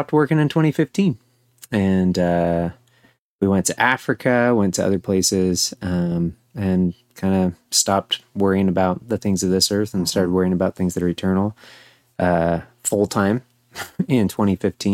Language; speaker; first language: English; native; English